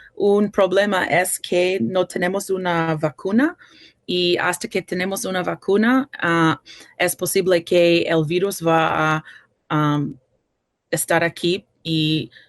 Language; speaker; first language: Spanish; non-native, fluent; English